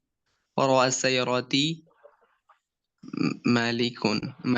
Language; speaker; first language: Arabic; non-native, learner; Bangla